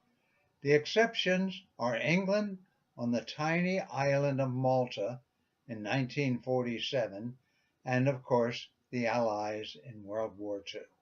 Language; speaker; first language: English; native; English